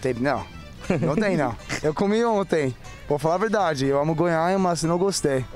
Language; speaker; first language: Portuguese; non-native, fluent; English